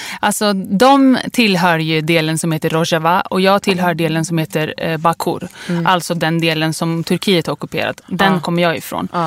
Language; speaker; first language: Swedish; early bilingual, other home language; Kurdish